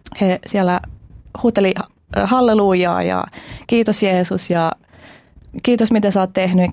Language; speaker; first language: Finnish; early bilingual, other home language; Albanian